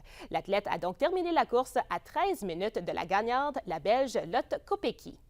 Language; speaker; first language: French; native; French